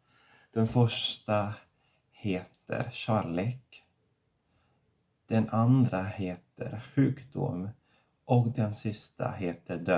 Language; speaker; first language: Swedish; non-native, fluent; Catalan